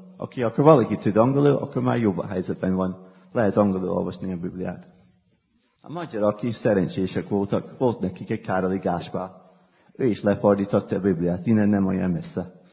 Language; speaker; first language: Hungarian; non-native, fluent; English